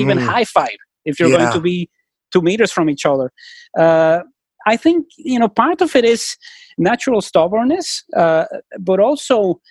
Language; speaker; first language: English; non-native, fluent; Spanish